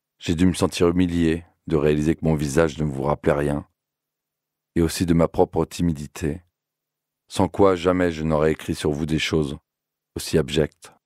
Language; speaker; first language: French; native; French